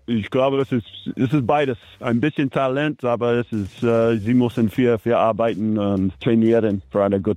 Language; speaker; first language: German; non-native, fluent; English